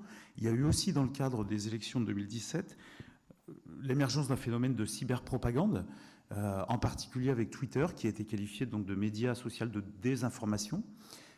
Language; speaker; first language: French; native; French